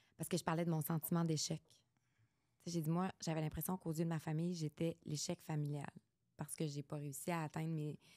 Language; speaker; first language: French; native; French